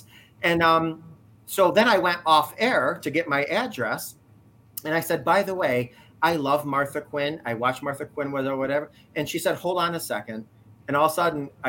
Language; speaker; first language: English; native; English